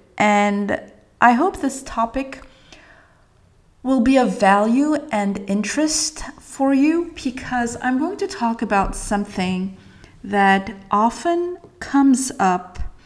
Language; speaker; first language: English; non-native, fluent; French